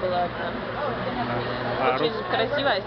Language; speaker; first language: Russian; non-native, fluent; English